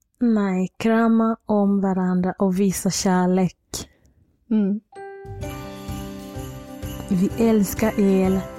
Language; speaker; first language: Swedish; non-native, fluent; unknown